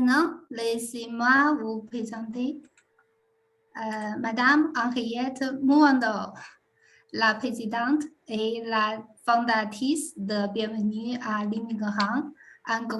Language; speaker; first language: French; non-native, fluent; Chinese